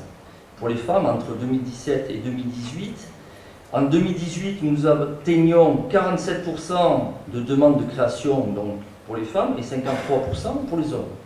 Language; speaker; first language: French; native; French